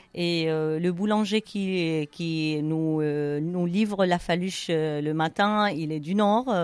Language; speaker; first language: French; non-native, fluent; Arabic